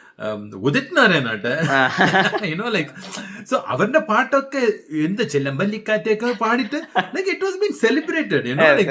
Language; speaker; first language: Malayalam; early bilingual, heritage; Malayalam